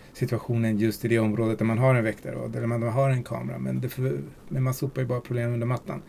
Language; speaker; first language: Swedish; early bilingual, other home language; Spanish